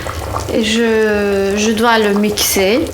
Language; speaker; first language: French; non-native, fluent; Turkish